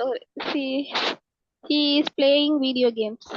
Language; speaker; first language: English; non-native, learner; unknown